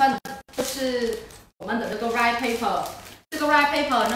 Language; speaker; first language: Chinese; non-native, fluent; Vietnamese